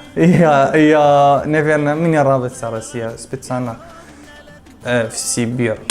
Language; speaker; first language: Russian; non-native, learner; Arabic